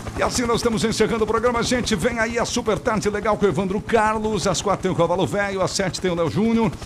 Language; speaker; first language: Portuguese; native; Portuguese